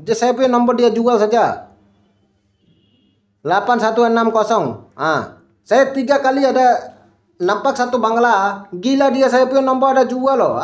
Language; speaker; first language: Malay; non-native, local second language; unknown